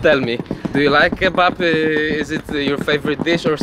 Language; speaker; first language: English; non-native, fluent; Polish